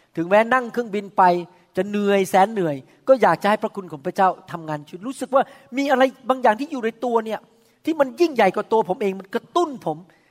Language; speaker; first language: Thai; native; Thai